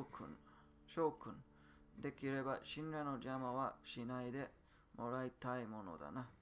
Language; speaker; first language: Japanese; non-native, learner; English